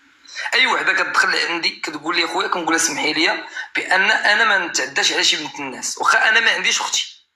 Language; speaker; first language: Arabic; native; Arabic